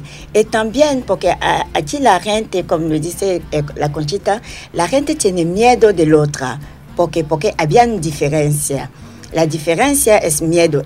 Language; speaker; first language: Spanish; non-native, learner; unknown